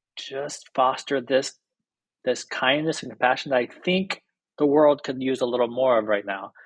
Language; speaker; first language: English; native; English